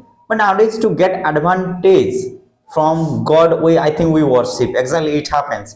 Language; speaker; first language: English; non-native, fluent; Hindi